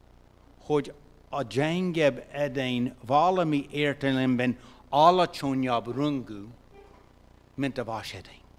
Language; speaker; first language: Hungarian; non-native, fluent; English